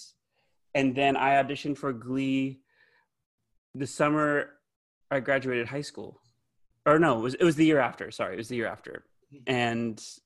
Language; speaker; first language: English; native; English